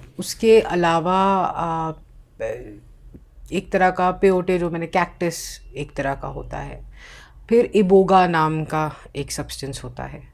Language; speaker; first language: Hindi; native; Hindi